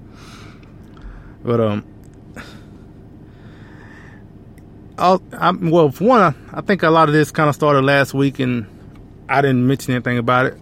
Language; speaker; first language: English; native; English